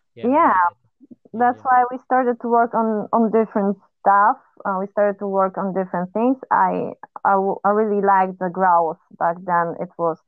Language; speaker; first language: English; non-native, fluent; Polish